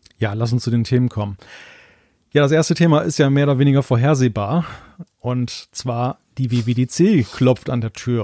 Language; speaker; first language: German; native; German